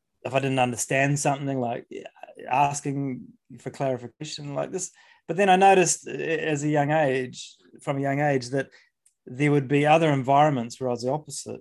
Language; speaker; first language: English; native; English